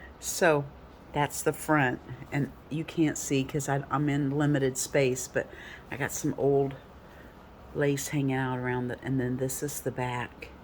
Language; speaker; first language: English; native; English